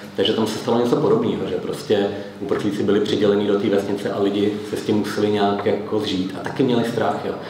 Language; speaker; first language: Czech; native; Czech